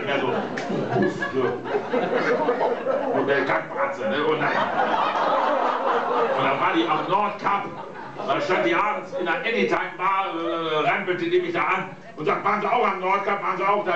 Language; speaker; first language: German; native; German